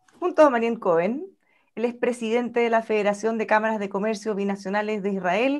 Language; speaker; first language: Spanish; native; Spanish